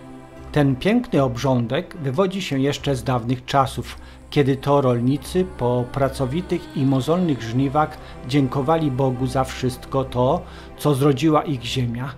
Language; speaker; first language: Polish; native; Polish